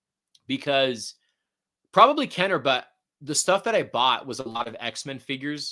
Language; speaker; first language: English; native; English